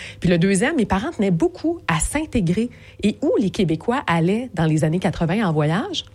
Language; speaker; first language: French; early bilingual, other home language; Portuguese